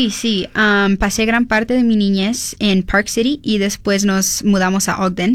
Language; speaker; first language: Spanish; early bilingual, heritage; Spanish